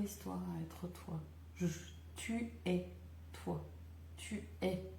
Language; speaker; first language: French; native; French